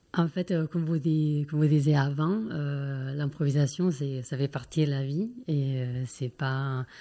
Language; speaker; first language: French; non-native, fluent; Spanish